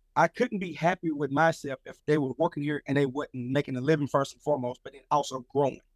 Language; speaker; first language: English; native; English